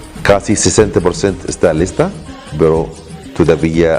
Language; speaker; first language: Spanish; non-native, learner; Arabic